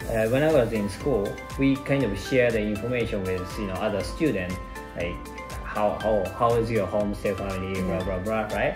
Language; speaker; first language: English; non-native, fluent; Japanese